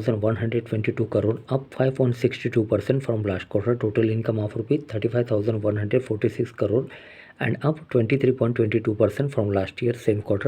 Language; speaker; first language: English; non-native, local second language; Hindi